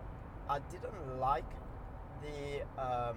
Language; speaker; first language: English; non-native, local second language; Afrikaans